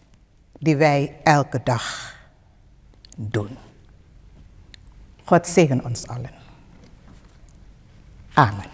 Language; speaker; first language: Dutch; non-native, fluent; Indonesian